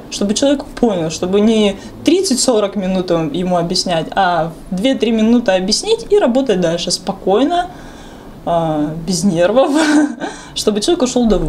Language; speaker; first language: Russian; native; Russian